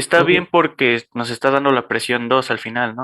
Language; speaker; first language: Spanish; native; Spanish